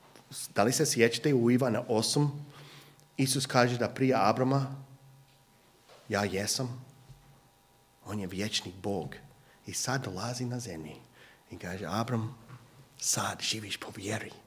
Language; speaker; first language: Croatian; non-native, fluent; English